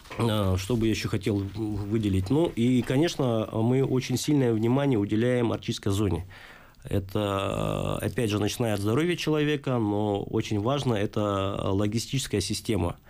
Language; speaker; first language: Russian; native; Russian